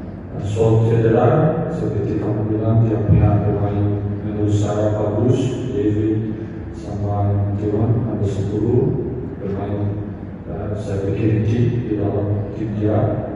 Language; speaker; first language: Indonesian; non-native, fluent; Portuguese